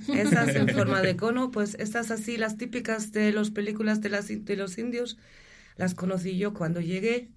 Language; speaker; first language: Spanish; non-native, fluent; German